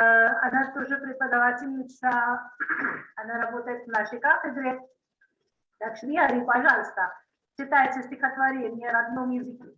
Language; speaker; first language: Russian; non-native, fluent; Marathi